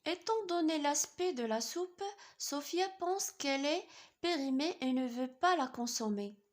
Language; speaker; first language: French; non-native, local second language; Arabic